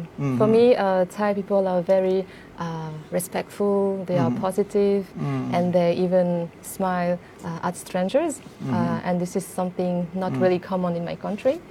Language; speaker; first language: English; non-native, fluent; French